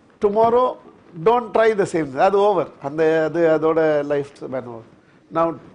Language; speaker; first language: English; non-native, local second language; Tamil